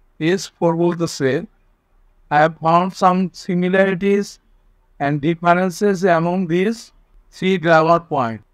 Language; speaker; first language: English; non-native, local second language; Bangla